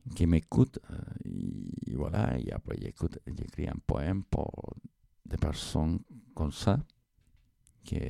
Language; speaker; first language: French; non-native, fluent; Spanish